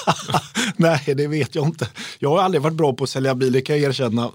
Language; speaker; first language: Swedish; native; Swedish